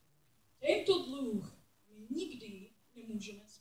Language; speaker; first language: Czech; non-native, learner; English